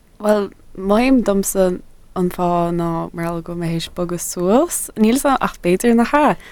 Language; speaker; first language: Irish; native; Irish